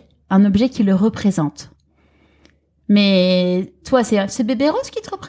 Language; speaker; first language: French; native; French